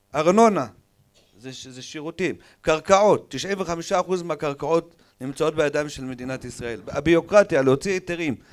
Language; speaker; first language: Hebrew; native; Hebrew